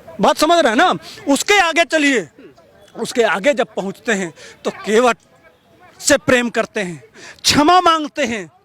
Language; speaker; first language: Hindi; native; Hindi